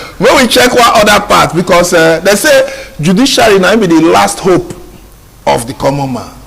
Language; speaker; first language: Nigerian Pidgin; non-native, local second language; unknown